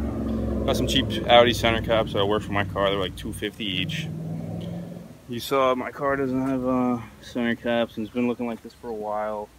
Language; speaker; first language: English; native; English